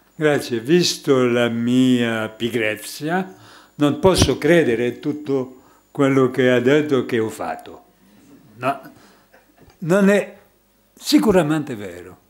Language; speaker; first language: Italian; non-native, fluent; French